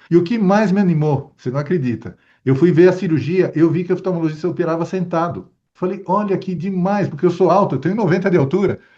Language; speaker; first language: Portuguese; early bilingual, other home language; Spanish